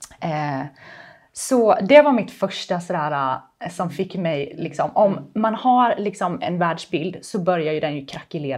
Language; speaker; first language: Swedish; native; Swedish